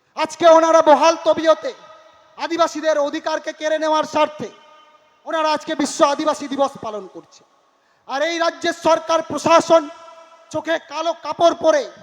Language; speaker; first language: Bangla; non-native, local second language; Santali